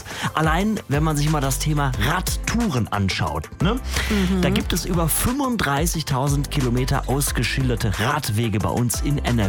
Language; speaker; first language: German; native; German